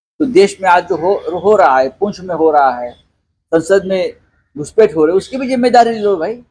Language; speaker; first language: Hindi; non-native, local second language; Marathi